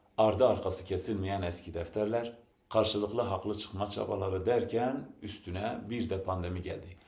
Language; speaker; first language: Turkish; non-native, local second language; Zaza